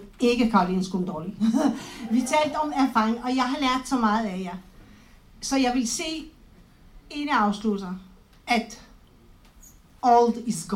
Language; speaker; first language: Danish; non-native, fluent; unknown